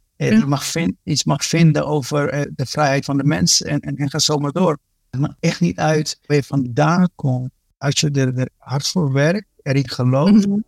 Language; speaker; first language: Dutch; early bilingual, other home language; Spanish